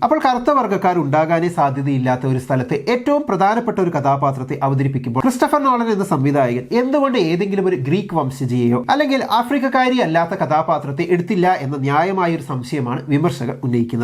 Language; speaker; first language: Malayalam; native; Malayalam